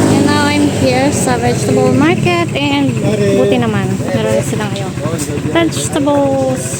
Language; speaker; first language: Filipino; native; Filipino